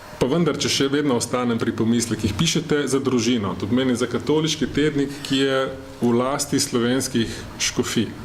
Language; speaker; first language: Slovenian; native; Slovenian